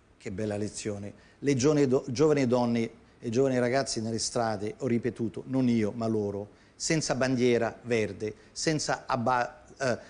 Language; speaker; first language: Italian; non-native, fluent; Arabic